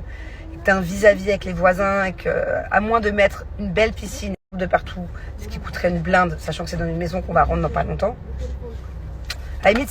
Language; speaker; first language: French; native; French